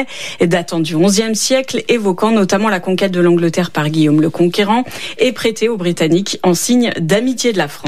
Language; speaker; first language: French; native; French